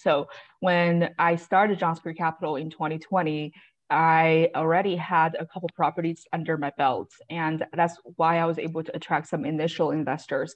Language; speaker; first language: English; non-native, fluent; Chinese